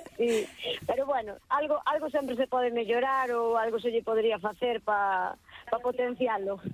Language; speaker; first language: Galician; native; Galician